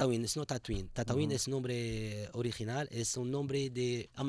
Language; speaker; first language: Spanish; non-native, fluent; Arabic